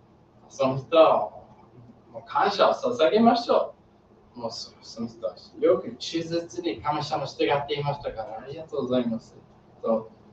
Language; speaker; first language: Japanese; non-native, learner; English